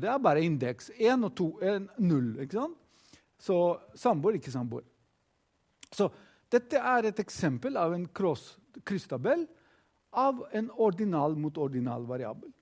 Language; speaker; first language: Norwegian; non-native, fluent; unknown